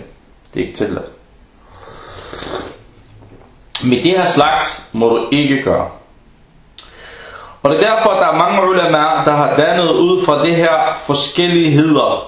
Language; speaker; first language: Danish; non-native, fluent; Arabic